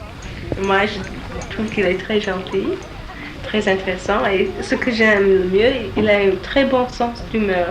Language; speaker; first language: French; non-native, learner; English